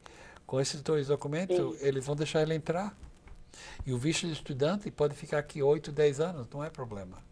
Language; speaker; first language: Portuguese; non-native, fluent; English